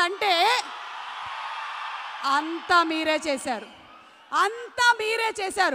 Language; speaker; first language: Telugu; native; Telugu